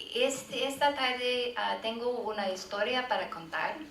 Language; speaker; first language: Spanish; non-native, learner; English